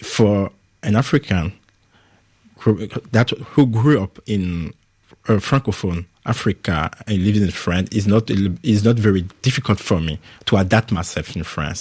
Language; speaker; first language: English; non-native, fluent; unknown